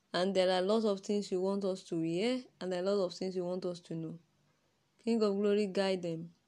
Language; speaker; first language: English; non-native, local second language; Yoruba